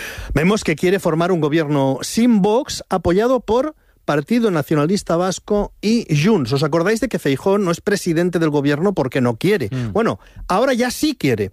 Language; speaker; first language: Spanish; native; Spanish